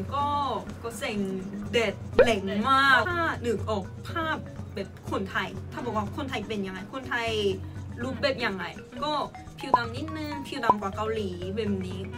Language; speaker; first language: Thai; non-native, learner; Korean